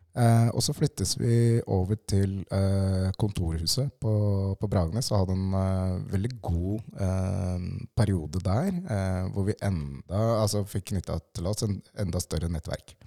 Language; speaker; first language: Norwegian; early bilingual, other home language; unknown